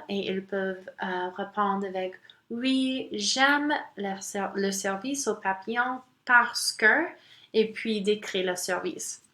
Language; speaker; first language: French; non-native, local second language; English